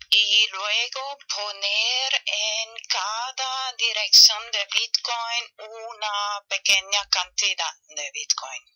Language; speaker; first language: Spanish; non-native, fluent; German